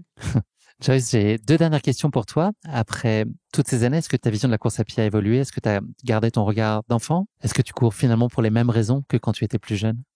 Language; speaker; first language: French; native; French